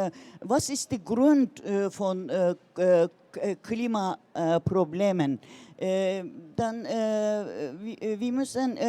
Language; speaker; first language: German; non-native, learner; Turkish